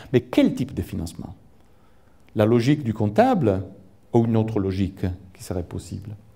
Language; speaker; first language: French; non-native, fluent; Italian